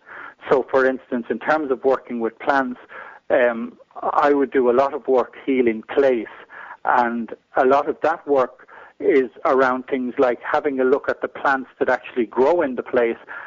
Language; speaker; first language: English; native; English